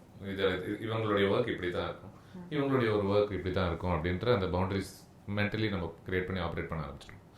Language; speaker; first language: Tamil; native; Tamil